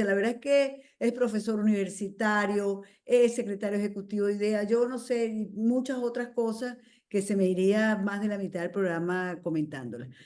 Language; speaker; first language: Spanish; native; Spanish